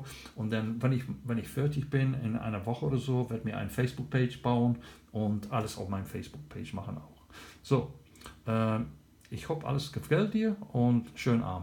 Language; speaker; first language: German; non-native, learner; English